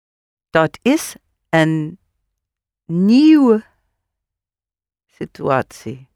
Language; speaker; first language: Dutch; non-native, learner; English